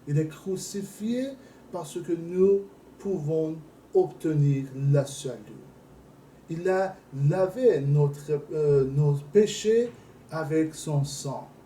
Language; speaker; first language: French; non-native, learner; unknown